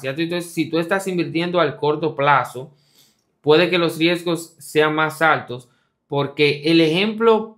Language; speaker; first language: Spanish; native; Spanish